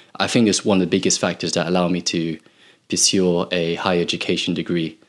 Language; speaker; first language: English; native; English